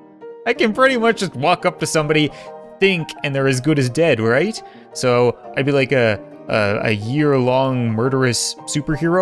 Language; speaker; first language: English; native; English